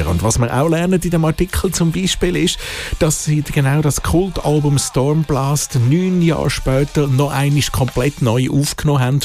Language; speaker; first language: German; native; German